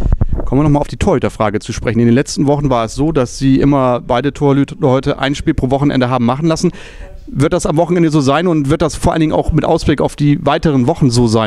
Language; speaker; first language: German; native; German